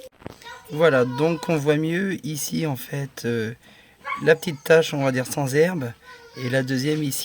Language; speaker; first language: French; native; French